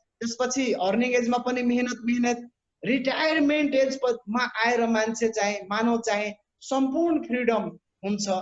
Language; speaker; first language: Nepali; non-native, local second language; Bhojpuri